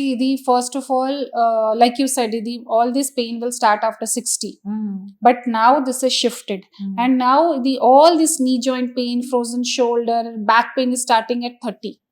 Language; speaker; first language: English; non-native, local second language; Hindi